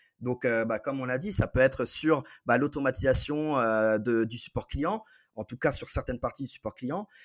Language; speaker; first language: French; native; French